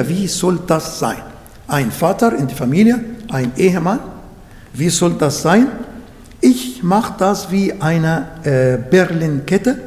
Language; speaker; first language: German; non-native, fluent; Arabic